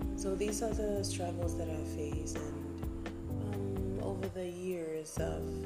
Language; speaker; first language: English; non-native, fluent; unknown